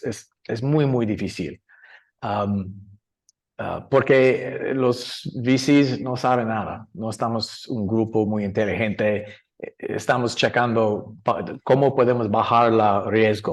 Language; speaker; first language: Spanish; non-native, learner; English